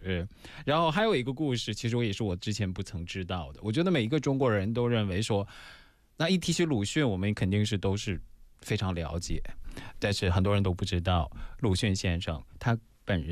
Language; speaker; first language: Chinese; native; Chinese